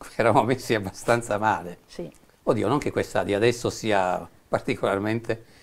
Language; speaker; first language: Italian; native; Italian